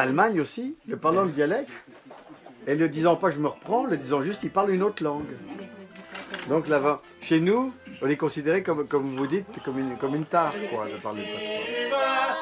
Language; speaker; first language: French; native; French